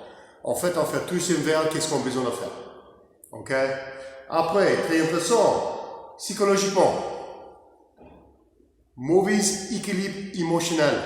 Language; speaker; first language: French; non-native, learner; English